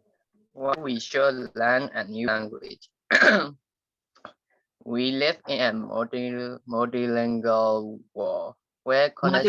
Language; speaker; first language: English; non-native, learner; Burmese